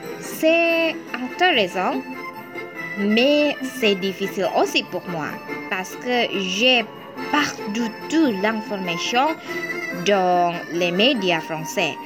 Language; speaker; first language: French; non-native, learner; Indonesian